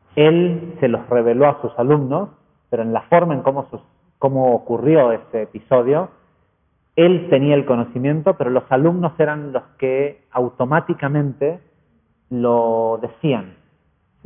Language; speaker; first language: Spanish; native; Spanish